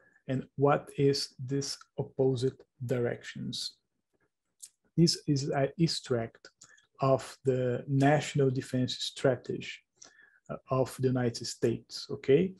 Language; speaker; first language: English; non-native, fluent; Portuguese